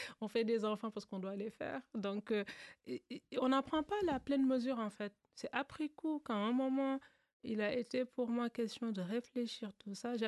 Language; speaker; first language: French; non-native, local second language; Wolof